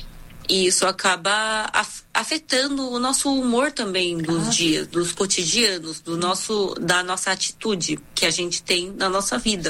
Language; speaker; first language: Portuguese; early bilingual, other home language; Korean